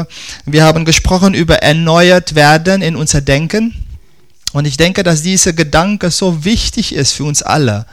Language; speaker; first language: German; non-native, fluent; Dutch